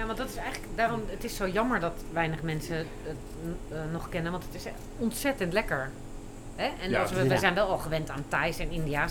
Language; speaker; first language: Dutch; native; Dutch